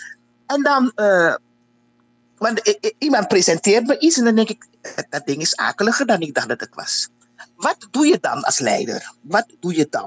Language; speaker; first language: Dutch; native; Dutch